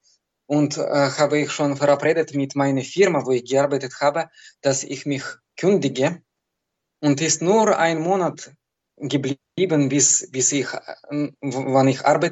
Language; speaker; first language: German; non-native, fluent; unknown